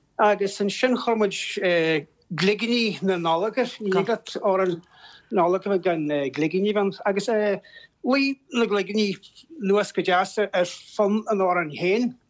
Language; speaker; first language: Irish; native; Irish